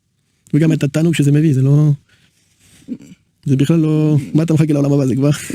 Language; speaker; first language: Hebrew; non-native, learner; French